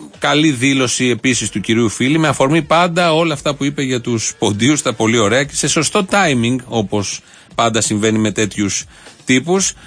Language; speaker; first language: Greek; native; Greek